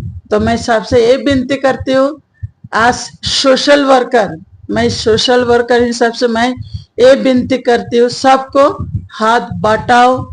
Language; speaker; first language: Hindi; non-native, local second language; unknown